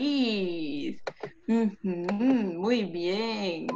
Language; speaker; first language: Spanish; non-native, fluent; English